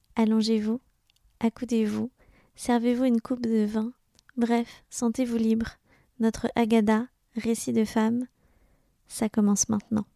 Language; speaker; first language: French; native; French